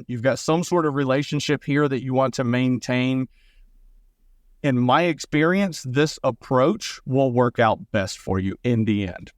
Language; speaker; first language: English; native; English